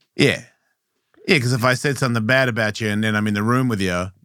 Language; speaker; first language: English; native; English